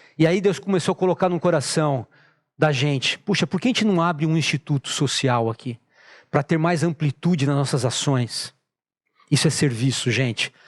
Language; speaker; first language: Portuguese; native; Portuguese